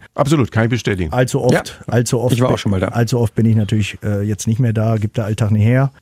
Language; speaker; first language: German; native; German